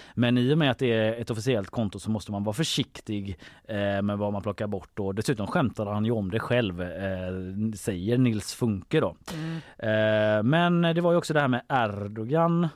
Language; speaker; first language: Swedish; native; Swedish